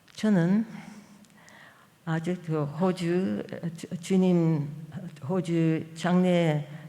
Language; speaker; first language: Korean; non-native, fluent; English